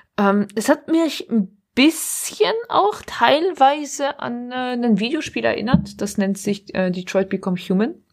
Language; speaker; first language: German; early bilingual, other home language; Polish